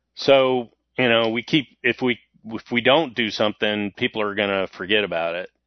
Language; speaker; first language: English; native; English